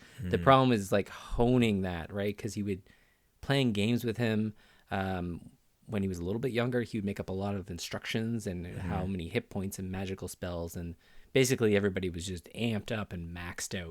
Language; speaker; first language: English; native; English